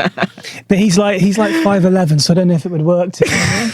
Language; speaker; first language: English; native; English